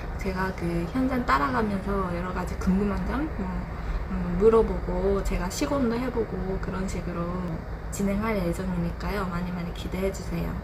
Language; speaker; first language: Korean; non-native, fluent; Japanese